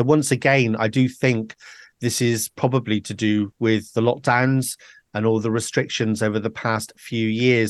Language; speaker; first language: English; native; English